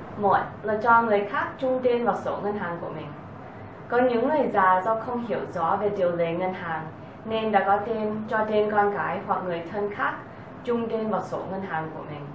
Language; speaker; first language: Vietnamese; early bilingual, heritage; Vietnamese